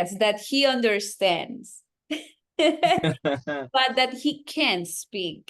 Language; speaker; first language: English; non-native, fluent; Spanish